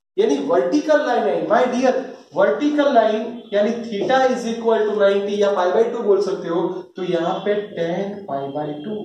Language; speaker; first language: Hindi; non-native, local second language; Gujarati